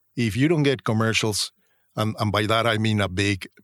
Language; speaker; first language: English; non-native, fluent; Spanish